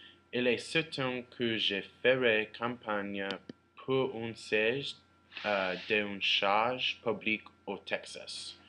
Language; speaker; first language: French; non-native, learner; English